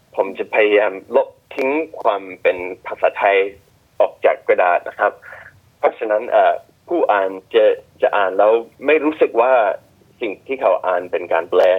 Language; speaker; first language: Thai; non-native, fluent; English